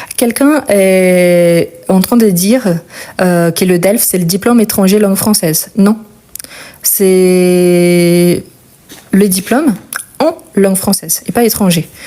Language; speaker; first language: French; non-native, fluent; Portuguese